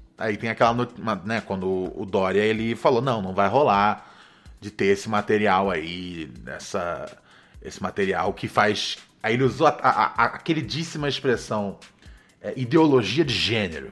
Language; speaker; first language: Portuguese; native; Portuguese